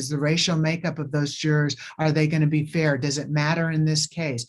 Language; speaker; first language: English; native; English